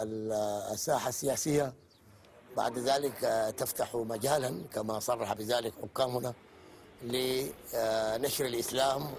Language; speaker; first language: Arabic; native; Arabic